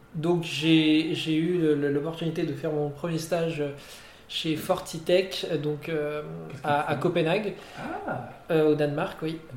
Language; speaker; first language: French; non-native, local second language; Arabic